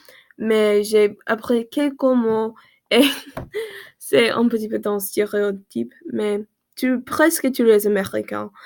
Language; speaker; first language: French; non-native, learner; English